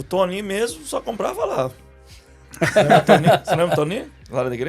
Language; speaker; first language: Portuguese; native; Portuguese